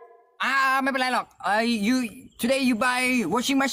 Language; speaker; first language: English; non-native, learner; Thai